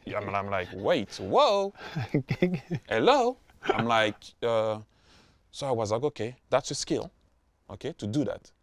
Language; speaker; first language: English; non-native, fluent; French